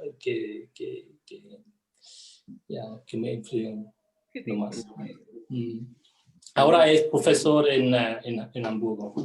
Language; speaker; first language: Spanish; non-native, fluent; German